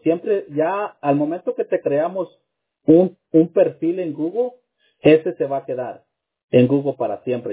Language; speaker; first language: Spanish; early bilingual, heritage; Spanish